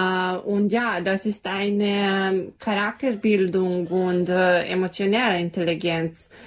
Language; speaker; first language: German; non-native, learner; Serbian